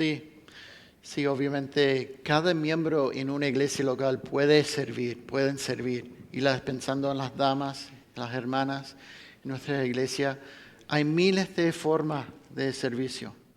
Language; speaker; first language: Spanish; non-native, fluent; English